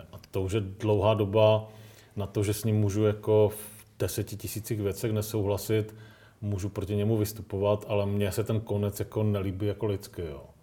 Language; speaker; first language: Czech; early bilingual, other home language; Greek